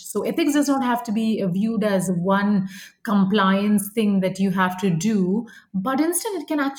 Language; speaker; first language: English; non-native, local second language; Malayalam